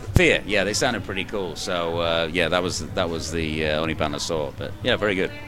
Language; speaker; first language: English; native; English